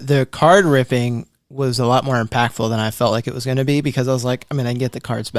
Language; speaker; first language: English; native; English